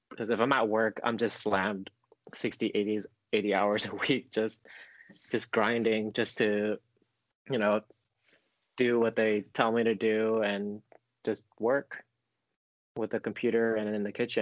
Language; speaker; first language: English; native; English